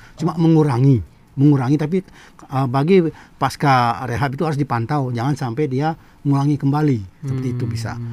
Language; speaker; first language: Indonesian; non-native, local second language; Balinese